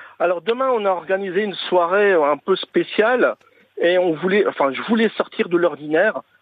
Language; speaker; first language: French; native; French